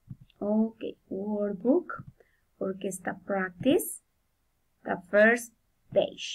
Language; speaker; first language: English; non-native, fluent; Spanish